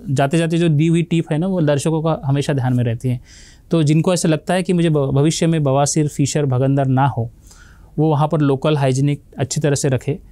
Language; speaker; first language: Hindi; non-native, local second language; Marathi